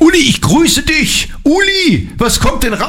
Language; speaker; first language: German; native; German